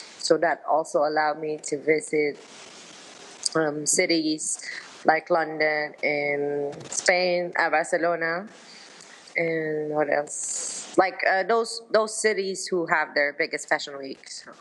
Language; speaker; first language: English; non-native, local second language; Filipino